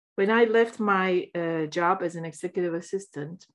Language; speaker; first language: English; non-native, fluent; Turkish